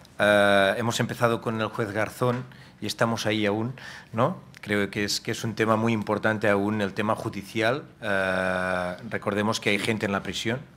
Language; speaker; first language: Spanish; non-native, local second language; Catalan